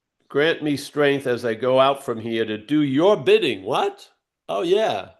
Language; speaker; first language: English; native; English